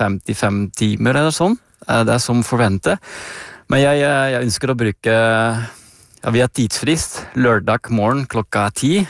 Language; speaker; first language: Norwegian; non-native, fluent; Dutch